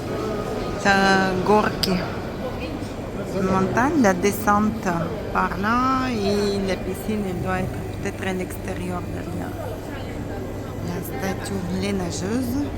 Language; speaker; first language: French; non-native, fluent; Russian